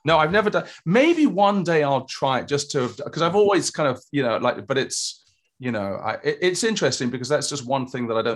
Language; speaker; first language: English; native; English